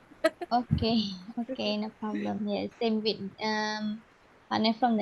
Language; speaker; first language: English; non-native, learner; Indonesian